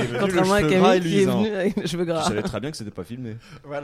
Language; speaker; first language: French; native; French